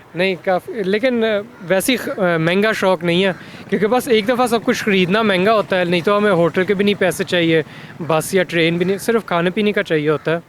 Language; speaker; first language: Urdu; early bilingual, heritage; Hindi